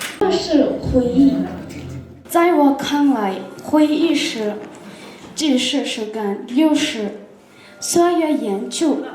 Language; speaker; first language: Chinese; non-native, learner; Mongolian